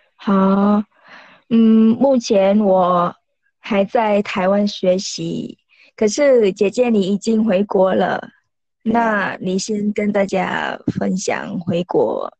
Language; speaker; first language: Chinese; non-native, fluent; Vietnamese